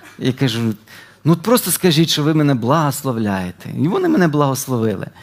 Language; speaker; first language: Ukrainian; native; Ukrainian